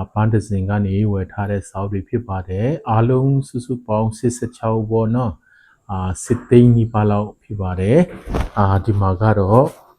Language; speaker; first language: Burmese; non-native, local second language; Tedim Chin